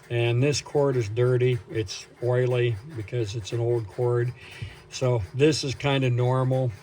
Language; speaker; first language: English; native; English